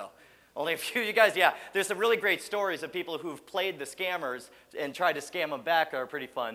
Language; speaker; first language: English; native; English